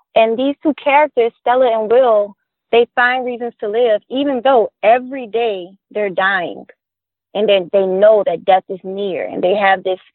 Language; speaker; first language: English; native; English